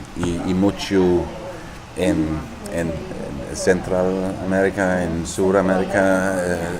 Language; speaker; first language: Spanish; non-native, learner; Danish